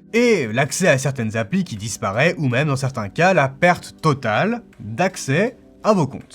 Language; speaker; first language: French; native; French